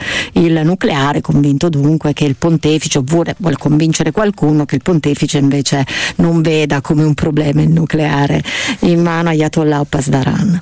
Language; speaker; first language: Italian; native; Italian